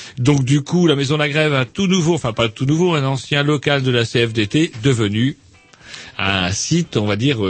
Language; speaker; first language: French; native; French